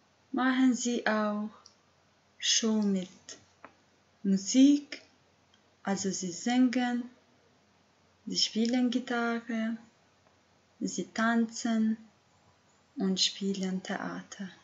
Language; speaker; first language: German; non-native, learner; Albanian